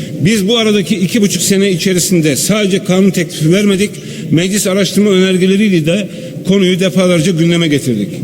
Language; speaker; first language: Turkish; native; Turkish